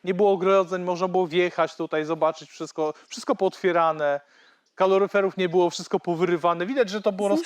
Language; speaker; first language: Polish; native; Polish